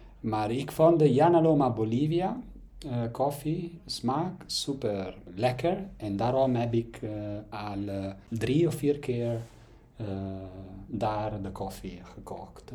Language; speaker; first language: Dutch; non-native, learner; Italian